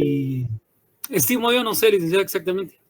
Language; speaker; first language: Spanish; native; Spanish